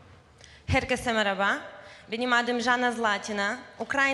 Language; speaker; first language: Turkish; non-native, fluent; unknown